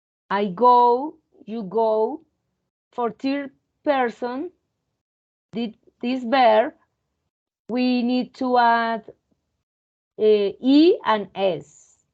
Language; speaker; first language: English; non-native, fluent; Spanish